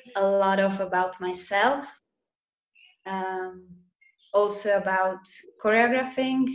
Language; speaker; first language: English; non-native, fluent; Hungarian